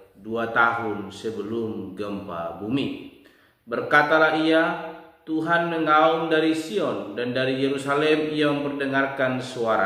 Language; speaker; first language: Indonesian; native; Indonesian